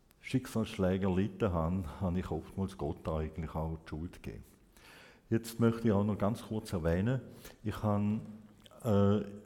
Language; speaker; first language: German; native; German